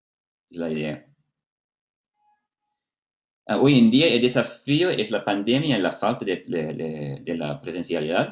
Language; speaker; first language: Spanish; non-native, fluent; Portuguese